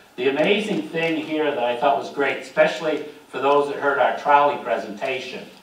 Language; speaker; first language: English; native; English